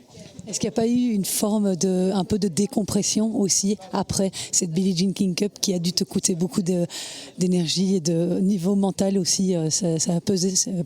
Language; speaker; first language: French; native; French